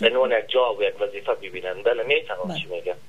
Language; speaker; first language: Persian; native; Persian